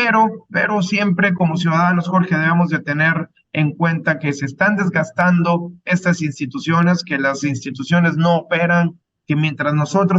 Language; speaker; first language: Spanish; native; Spanish